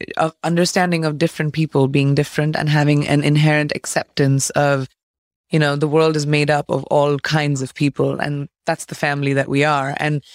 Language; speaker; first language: English; non-native, local second language; Hindi